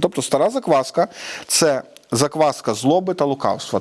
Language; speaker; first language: Ukrainian; native; Ukrainian